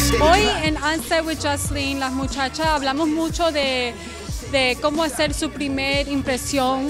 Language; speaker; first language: Spanish; early bilingual, heritage; English